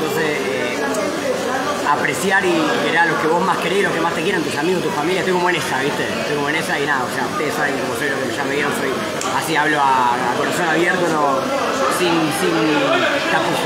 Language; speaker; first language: Spanish; native; Spanish